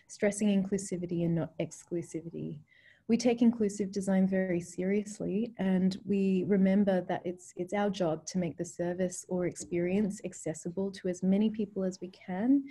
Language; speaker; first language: English; native; English